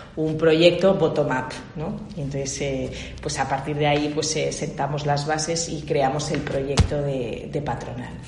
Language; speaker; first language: Spanish; native; Spanish